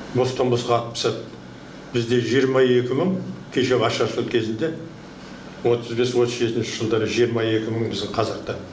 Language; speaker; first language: Kazakh; native; Kazakh